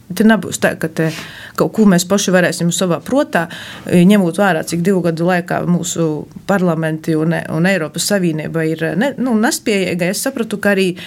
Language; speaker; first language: Latvian; non-native, fluent; Ukrainian